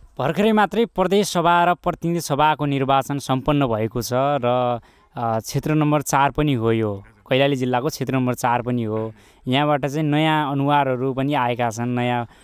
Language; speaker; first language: Nepali; native; Nepali